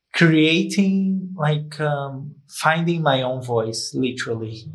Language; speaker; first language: English; non-native, fluent; Portuguese